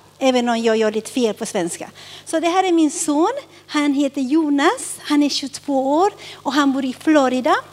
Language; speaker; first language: Swedish; early bilingual, other home language; Spanish